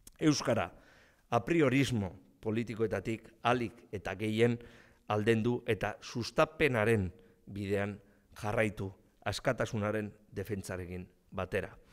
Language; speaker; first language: Basque; non-native, local second language; Spanish